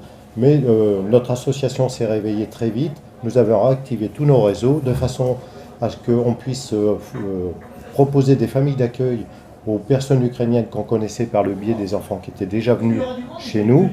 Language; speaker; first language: French; native; French